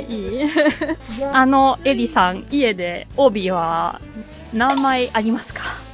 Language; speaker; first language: Japanese; non-native, fluent; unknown